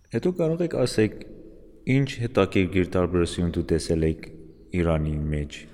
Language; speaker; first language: Armenian; non-native, learner; Persian